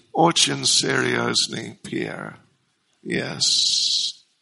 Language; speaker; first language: Russian; non-native, learner; English